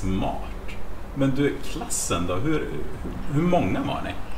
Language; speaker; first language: Swedish; native; Swedish